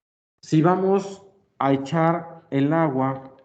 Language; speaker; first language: Spanish; native; Spanish